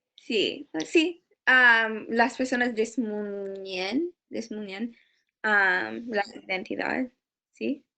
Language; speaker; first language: Spanish; non-native, learner; English